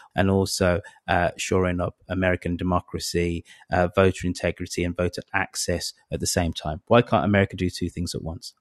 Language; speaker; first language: English; native; English